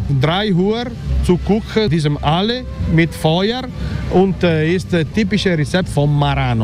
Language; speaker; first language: German; non-native, learner; Italian